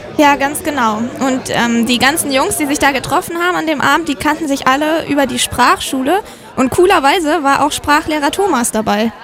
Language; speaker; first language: German; native; German